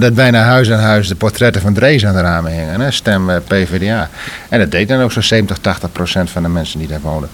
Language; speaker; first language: Dutch; native; Dutch